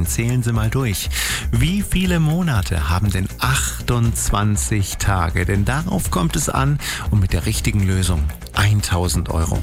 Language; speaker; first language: German; native; German